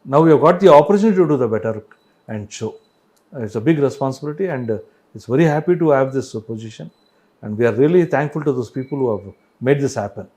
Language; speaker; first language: English; non-native, local second language; Telugu